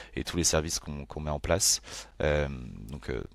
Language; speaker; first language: French; native; French